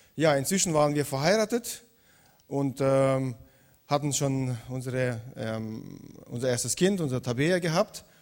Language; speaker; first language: German; non-native, fluent; Russian